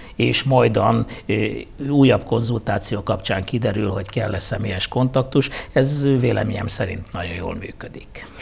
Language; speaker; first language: Hungarian; native; Hungarian